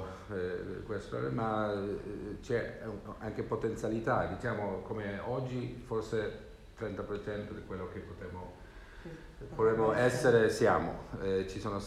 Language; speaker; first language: Italian; non-native, learner; Swedish